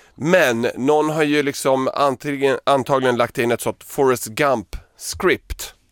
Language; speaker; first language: Swedish; early bilingual, other home language; Serbian